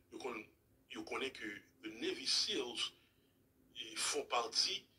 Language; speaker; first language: French; non-native, local second language; Haitian Creole